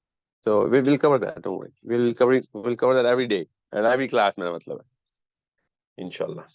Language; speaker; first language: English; non-native, local second language; Urdu